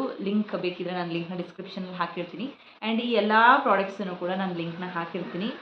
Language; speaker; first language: Kannada; native; Kannada